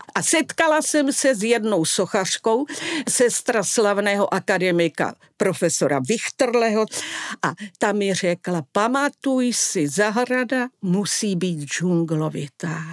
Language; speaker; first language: Czech; non-native, fluent; Italian